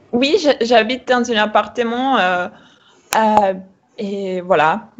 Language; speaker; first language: French; non-native, fluent; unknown